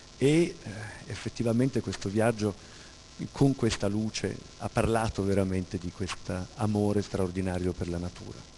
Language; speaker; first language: Italian; native; Italian